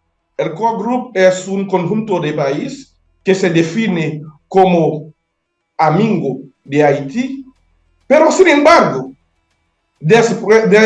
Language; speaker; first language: Spanish; non-native, fluent; Haitian Creole